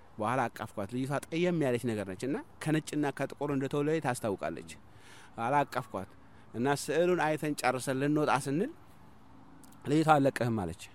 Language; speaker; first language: Amharic; non-native, local second language; Somali